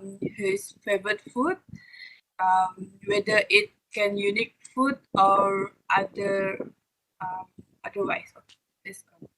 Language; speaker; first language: English; non-native, learner; Malay